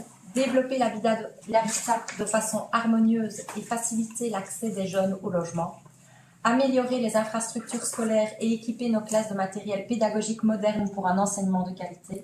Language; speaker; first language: French; native; French